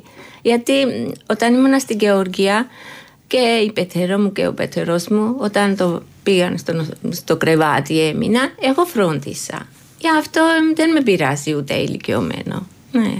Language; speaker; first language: Greek; non-native, learner; Georgian